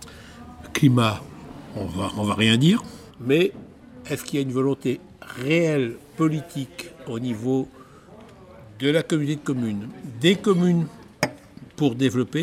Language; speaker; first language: French; native; French